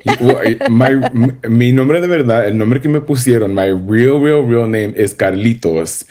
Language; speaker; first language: Spanish; early bilingual, heritage; Spanish